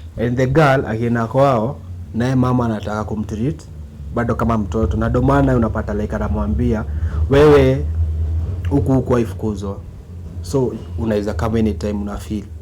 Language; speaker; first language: Swahili; native; Swahili